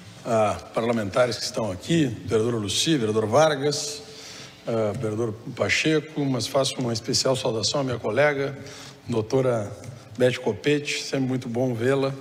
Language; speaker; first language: Portuguese; native; Portuguese